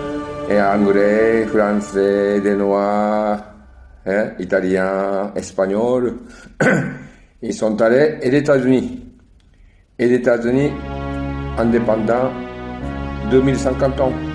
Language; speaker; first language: French; non-native, learner; Japanese